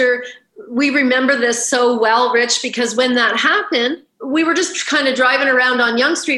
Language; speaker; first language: English; native; English